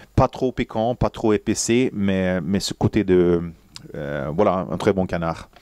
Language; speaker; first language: French; non-native, fluent; Swedish